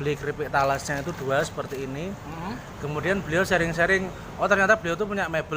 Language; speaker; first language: Indonesian; native; Indonesian